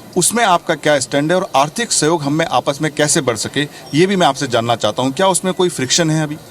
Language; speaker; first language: Hindi; native; Hindi